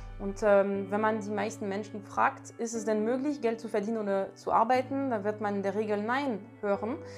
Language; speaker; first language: German; non-native, fluent; French